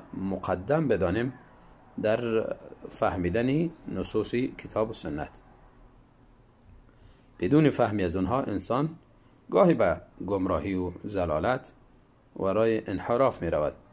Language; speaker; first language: Persian; native; Persian